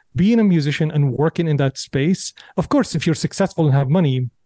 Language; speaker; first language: English; non-native, fluent; Arabic